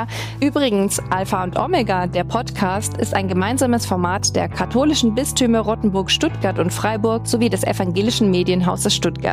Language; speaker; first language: German; native; German